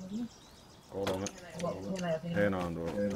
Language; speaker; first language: Finnish; native; Finnish